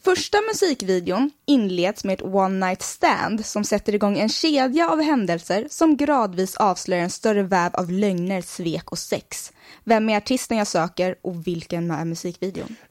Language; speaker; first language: Swedish; native; Swedish